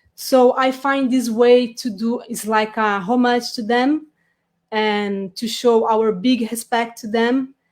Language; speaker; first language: English; non-native, fluent; Portuguese